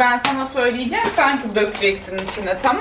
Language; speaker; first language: Turkish; native; Turkish